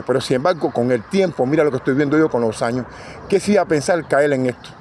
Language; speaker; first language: Spanish; native; Spanish